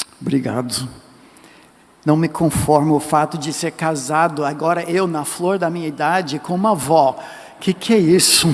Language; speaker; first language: Portuguese; non-native, fluent; English